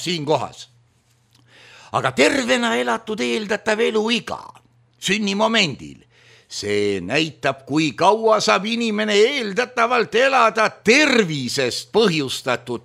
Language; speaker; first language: Estonian; native; Estonian